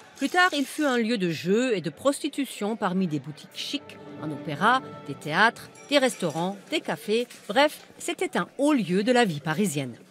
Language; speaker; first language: French; non-native, fluent; German